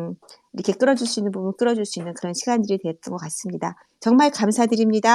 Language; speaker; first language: Korean; native; Korean